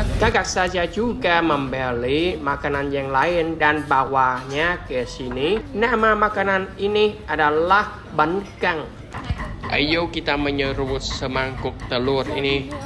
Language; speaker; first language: Indonesian; non-native, learner; Vietnamese